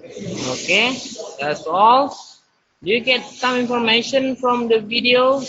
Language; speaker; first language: English; non-native, learner; Indonesian